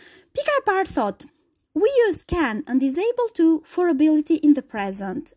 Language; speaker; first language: English; non-native, fluent; Albanian